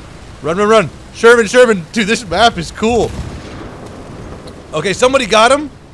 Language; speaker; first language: English; native; English